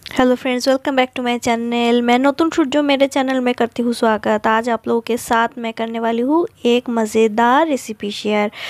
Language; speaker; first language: Hindi; non-native, local second language; Bangla